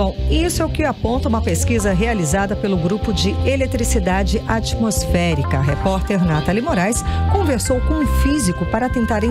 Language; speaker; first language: Portuguese; native; Portuguese